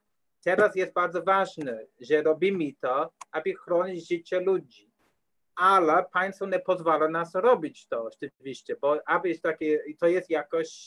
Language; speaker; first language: Polish; non-native, learner; English